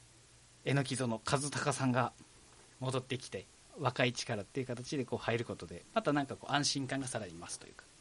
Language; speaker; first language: Japanese; native; Japanese